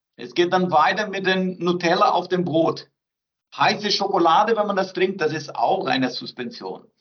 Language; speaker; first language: German; non-native, fluent; Portuguese